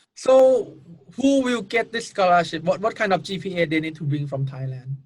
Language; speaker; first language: English; non-native, fluent; Thai